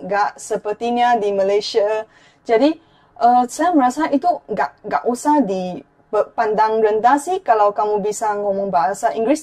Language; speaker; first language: Indonesian; non-native, fluent; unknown